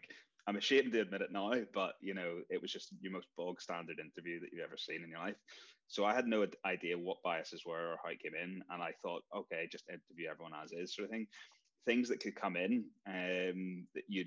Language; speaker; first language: English; native; English